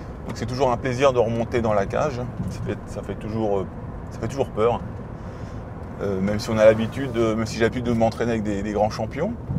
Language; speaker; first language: French; native; French